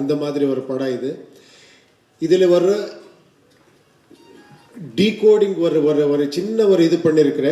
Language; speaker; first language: Tamil; non-native, fluent; Kannada